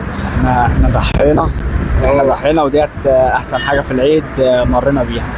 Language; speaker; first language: Arabic; native; Arabic